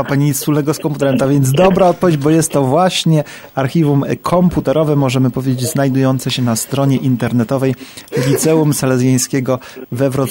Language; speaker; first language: Polish; native; Polish